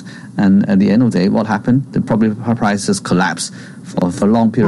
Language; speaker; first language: English; non-native, local second language; Cantonese